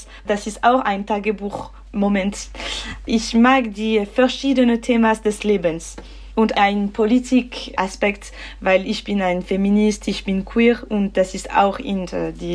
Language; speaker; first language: German; non-native, learner; French